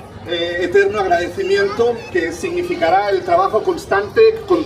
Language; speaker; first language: Spanish; native; Spanish